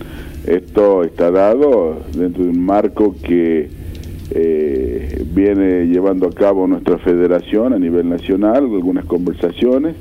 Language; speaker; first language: Spanish; native; Spanish